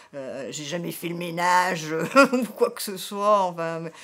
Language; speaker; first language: French; native; French